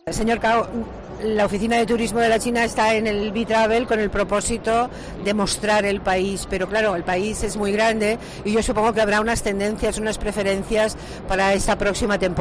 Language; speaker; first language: Spanish; non-native, local second language; Catalan